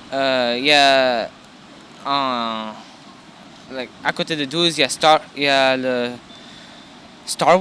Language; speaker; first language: French; non-native, learner; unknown